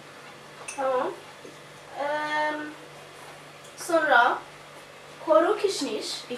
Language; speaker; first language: Turkish; non-native, learner; Arabic